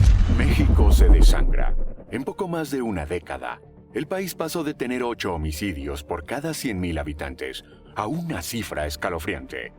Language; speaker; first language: Spanish; native; Spanish